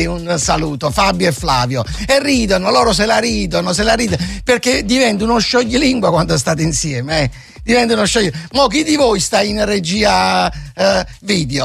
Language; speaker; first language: Italian; native; Italian